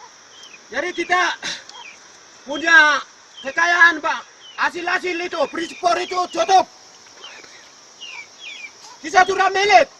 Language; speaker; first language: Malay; non-native, local second language; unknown